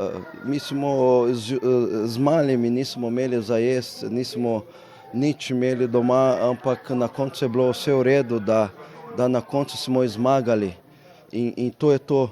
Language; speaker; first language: Slovenian; non-native, learner; Portuguese